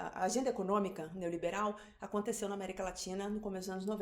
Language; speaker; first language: Portuguese; native; Portuguese